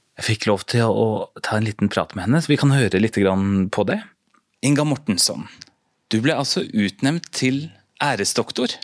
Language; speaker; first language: Norwegian; native; Norwegian